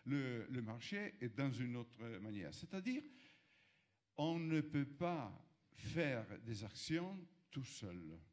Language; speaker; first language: French; non-native, fluent; Italian